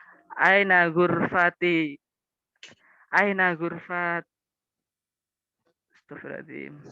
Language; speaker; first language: Arabic; non-native, learner; Indonesian